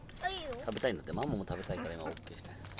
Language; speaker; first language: Japanese; native; Japanese